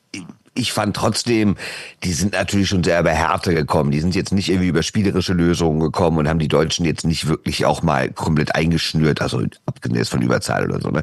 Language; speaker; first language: German; native; German